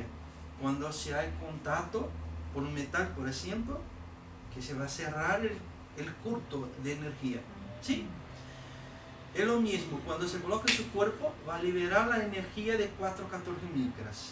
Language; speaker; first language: Spanish; non-native, learner; Portuguese